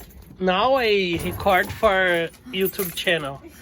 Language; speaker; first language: English; non-native, learner; Portuguese